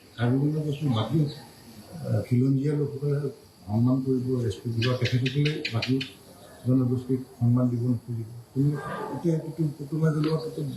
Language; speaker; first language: Assamese; non-native, local second language; Karbi